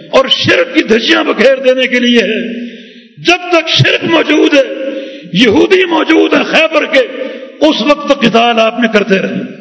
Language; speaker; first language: Urdu; native; Urdu